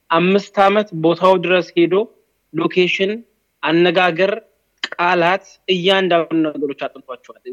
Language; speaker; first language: Amharic; native; Amharic